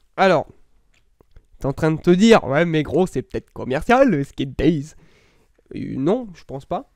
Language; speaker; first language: French; native; French